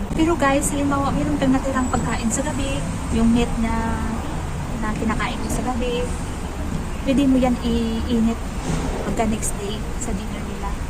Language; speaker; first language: Filipino; native; Filipino